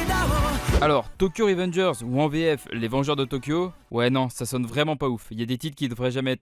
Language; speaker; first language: French; native; French